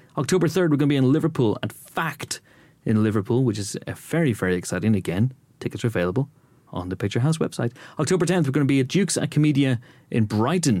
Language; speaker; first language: English; native; English